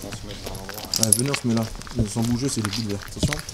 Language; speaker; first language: French; native; French